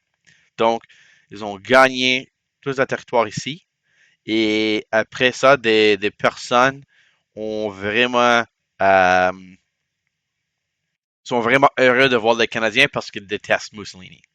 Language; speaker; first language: French; non-native, local second language; English